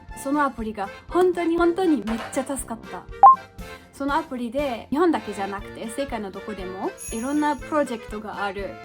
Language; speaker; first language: Japanese; non-native, fluent; German